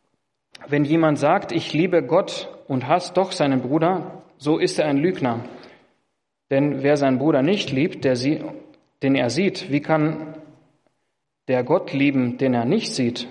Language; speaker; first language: German; non-native, fluent; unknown